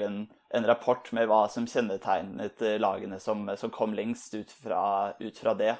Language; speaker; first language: Norwegian; native; Norwegian